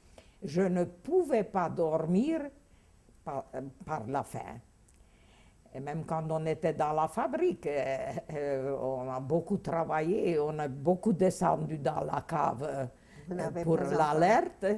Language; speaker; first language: French; non-native, fluent; Hungarian